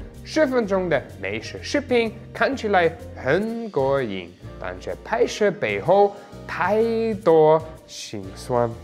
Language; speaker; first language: Chinese; non-native, fluent; German